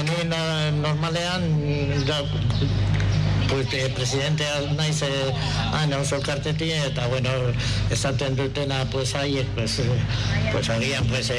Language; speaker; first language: Basque; non-native, local second language; Spanish